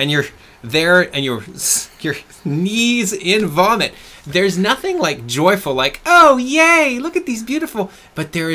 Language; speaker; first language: English; non-native, fluent; French